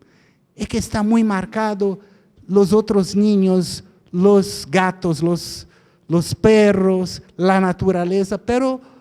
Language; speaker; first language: Spanish; non-native, fluent; Portuguese